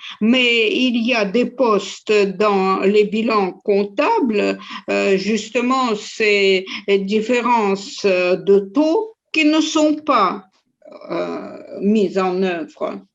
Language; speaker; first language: French; non-native, fluent; Russian